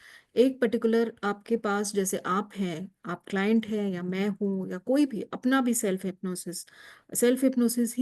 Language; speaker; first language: Hindi; native; Hindi